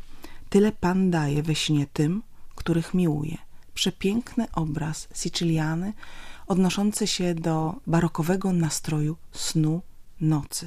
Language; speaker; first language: Polish; native; Polish